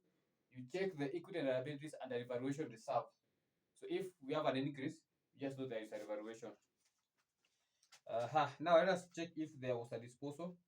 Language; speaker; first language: English; non-native, local second language; Swahili